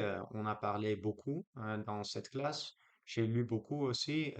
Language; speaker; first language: French; non-native, learner; Dutch